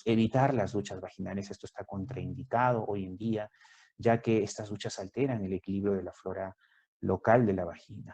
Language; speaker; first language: Spanish; native; Spanish